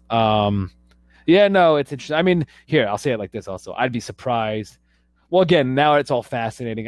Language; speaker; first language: English; native; English